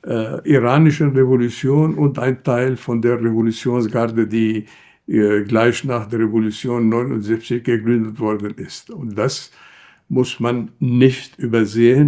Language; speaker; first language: German; non-native, fluent; Arabic